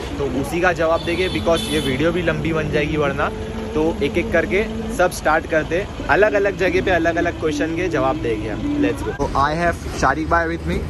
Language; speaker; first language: Hindi; native; Hindi